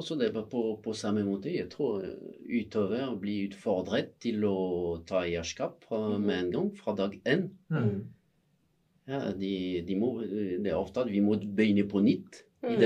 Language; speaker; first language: Norwegian; non-native, fluent; French